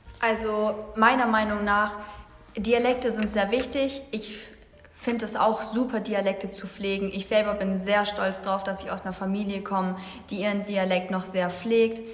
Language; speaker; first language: German; native; German